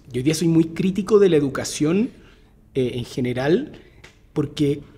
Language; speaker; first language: Spanish; native; Spanish